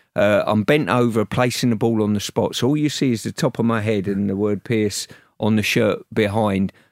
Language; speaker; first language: English; native; English